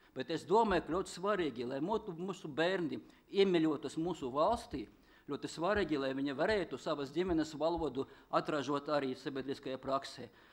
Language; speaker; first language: Latvian; non-native, local second language; Russian